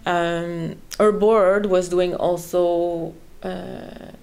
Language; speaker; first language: English; non-native, fluent; French